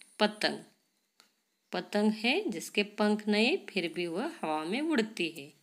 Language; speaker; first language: Hindi; non-native, local second language; Marathi